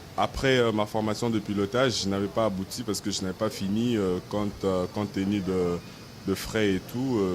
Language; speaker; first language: French; non-native, local second language; Lingala